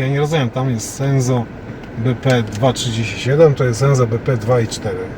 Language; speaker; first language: Polish; native; Polish